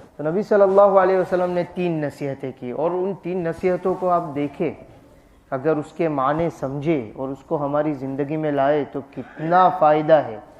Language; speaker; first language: Urdu; non-native, fluent; Gujarati